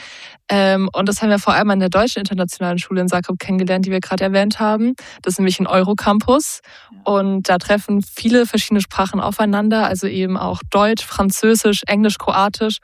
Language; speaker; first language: German; native; German